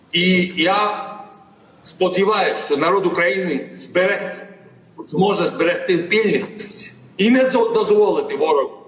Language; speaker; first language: Ukrainian; non-native, fluent; Georgian